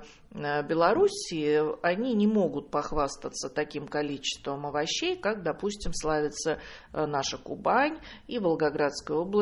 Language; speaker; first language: Russian; native; Russian